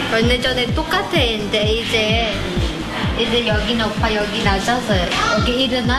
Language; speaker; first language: Korean; non-native, learner; Vietnamese